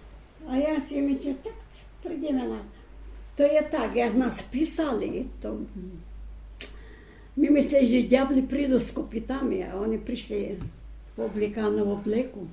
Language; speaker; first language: Slovak; early bilingual, heritage; Slovak